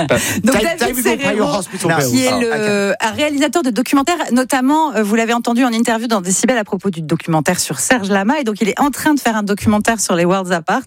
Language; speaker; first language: French; native; French